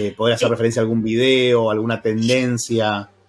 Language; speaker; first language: Spanish; native; Spanish